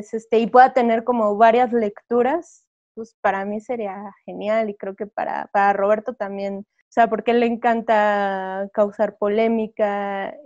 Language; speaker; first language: Spanish; native; Spanish